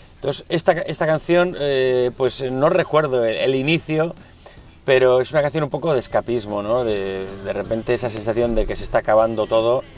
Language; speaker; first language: Spanish; native; Spanish